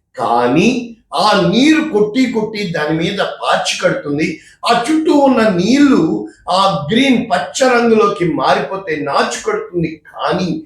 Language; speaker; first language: Telugu; native; Telugu